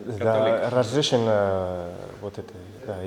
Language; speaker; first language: Russian; non-native, learner; Spanish